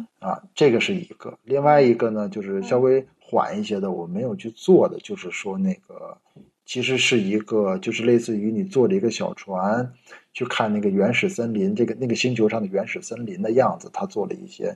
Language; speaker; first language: Chinese; native; Chinese